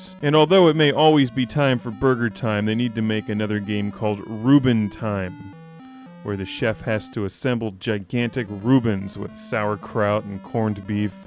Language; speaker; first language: English; native; English